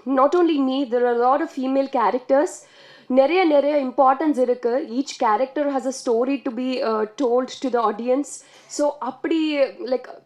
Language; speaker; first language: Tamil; non-native, learner; Telugu